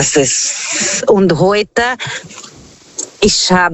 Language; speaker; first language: German; non-native, learner; Portuguese